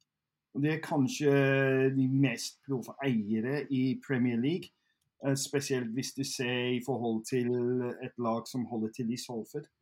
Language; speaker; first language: Norwegian; non-native, fluent; English